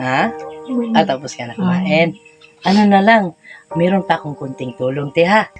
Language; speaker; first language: Filipino; non-native, local second language; Cebuano